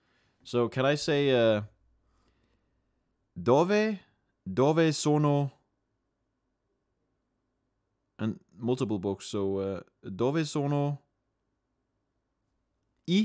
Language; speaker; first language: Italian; non-native, learner; English